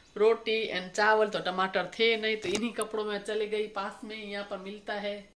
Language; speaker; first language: Hindi; non-native, local second language; Gujarati